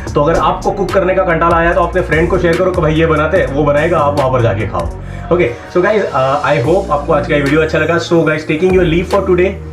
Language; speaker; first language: Hindi; non-native, local second language; Marathi